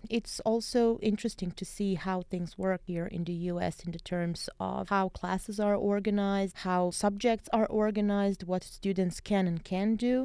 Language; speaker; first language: English; non-native, fluent; Bosnian